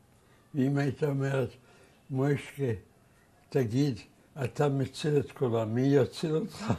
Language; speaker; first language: Hebrew; non-native, fluent; Yiddish